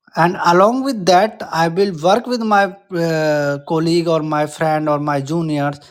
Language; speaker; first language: English; non-native, local second language; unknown